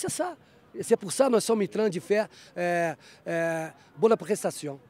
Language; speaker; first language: French; non-native, fluent; Portuguese